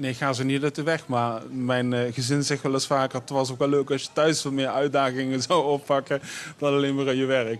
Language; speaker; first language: Dutch; native; Dutch